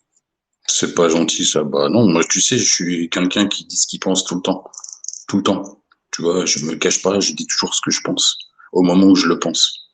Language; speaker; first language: French; native; French